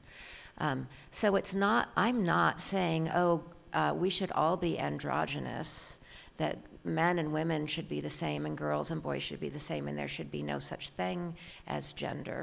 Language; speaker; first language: English; native; English